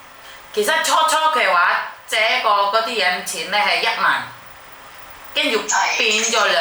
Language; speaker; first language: Cantonese; non-native, fluent; Indonesian